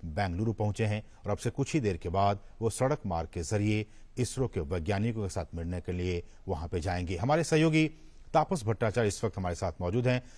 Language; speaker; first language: Hindi; native; Hindi